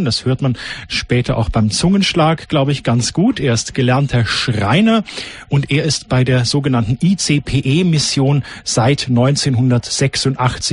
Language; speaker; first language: German; native; German